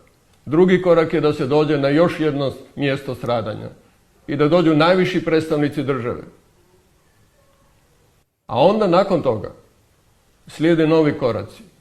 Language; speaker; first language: Croatian; native; Croatian